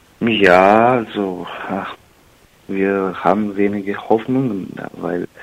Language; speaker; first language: German; non-native, learner; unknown